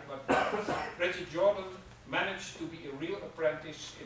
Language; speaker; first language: English; non-native, fluent; Dutch